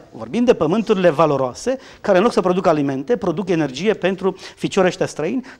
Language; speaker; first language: Romanian; native; Romanian